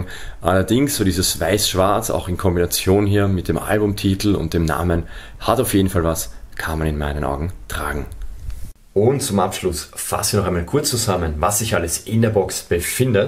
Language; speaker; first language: German; native; German